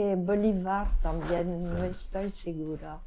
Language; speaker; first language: Spanish; non-native, fluent; French